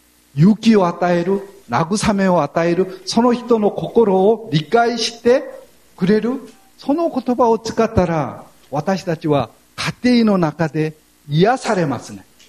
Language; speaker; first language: Japanese; non-native, fluent; Korean